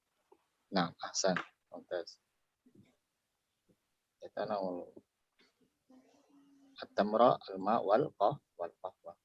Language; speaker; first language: Indonesian; native; Indonesian